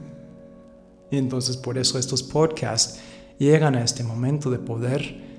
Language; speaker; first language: Spanish; early bilingual, heritage; Spanish